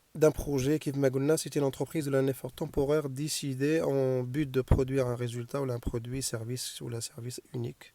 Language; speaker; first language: French; non-native, local second language; Arabic